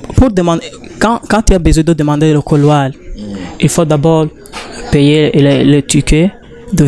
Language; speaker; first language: French; non-native, learner; Rundi